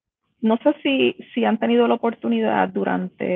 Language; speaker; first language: Spanish; native; Spanish